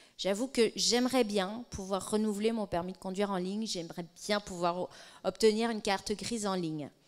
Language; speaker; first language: French; native; French